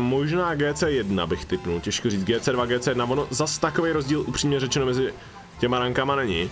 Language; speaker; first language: Czech; native; Czech